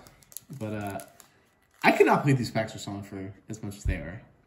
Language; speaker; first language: English; native; English